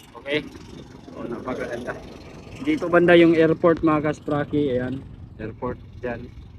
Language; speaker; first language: Filipino; non-native, local second language; Cebuano